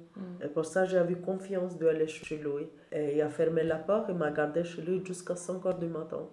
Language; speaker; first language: French; non-native, learner; Albanian